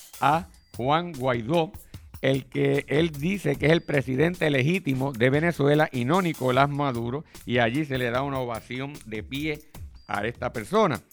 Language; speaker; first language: Spanish; native; Spanish